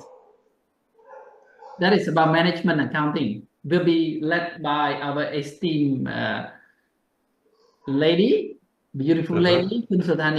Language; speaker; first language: English; non-native, fluent; Thai